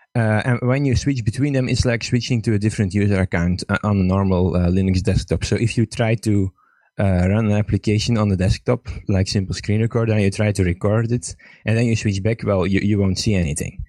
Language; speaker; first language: English; non-native, fluent; Estonian